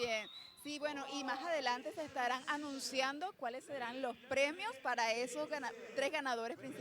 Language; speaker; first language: Spanish; native; Spanish